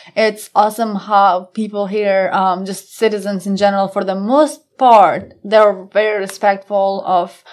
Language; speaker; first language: English; non-native, fluent; Albanian